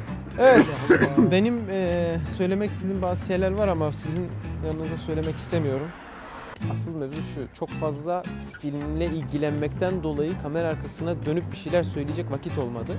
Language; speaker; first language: Turkish; native; Turkish